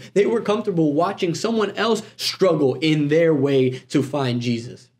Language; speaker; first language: English; native; English